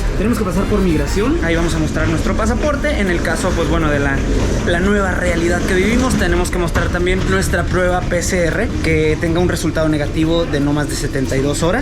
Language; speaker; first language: Spanish; native; Spanish